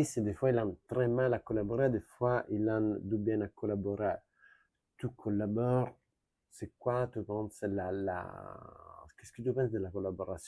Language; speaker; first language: French; non-native, learner; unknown